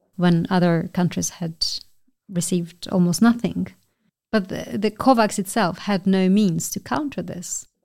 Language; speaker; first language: English; non-native, fluent; Albanian